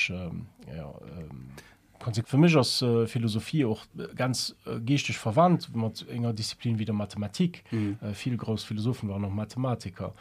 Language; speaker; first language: Luxembourgish; early bilingual, other home language; German